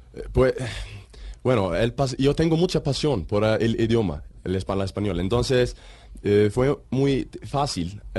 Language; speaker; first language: Spanish; non-native, learner; Icelandic